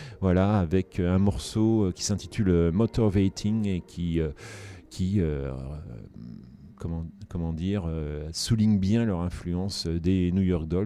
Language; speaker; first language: French; native; French